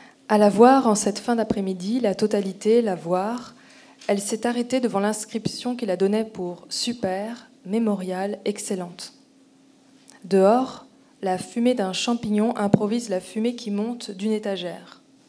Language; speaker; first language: French; native; French